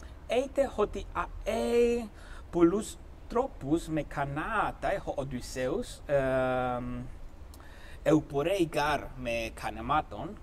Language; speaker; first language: Greek; non-native, fluent; Spanish